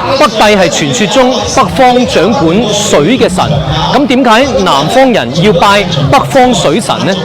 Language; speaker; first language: Cantonese; native; Cantonese